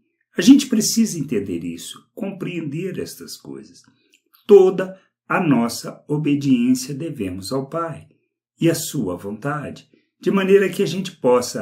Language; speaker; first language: Portuguese; native; Portuguese